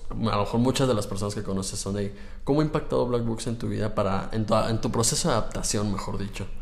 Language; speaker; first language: Spanish; native; Spanish